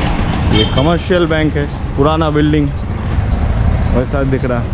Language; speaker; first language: Hindi; non-native, local second language; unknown